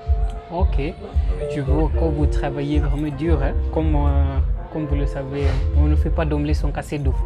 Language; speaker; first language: French; non-native, fluent; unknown